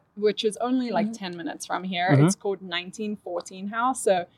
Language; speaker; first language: English; native; English